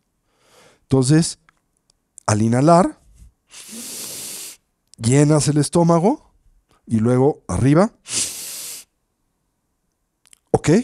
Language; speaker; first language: Spanish; native; Spanish